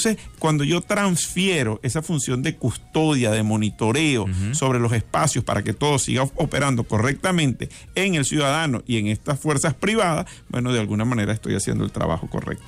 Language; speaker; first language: Spanish; native; Spanish